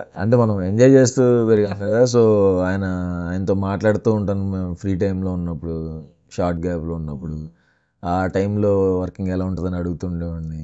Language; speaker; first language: Telugu; native; Telugu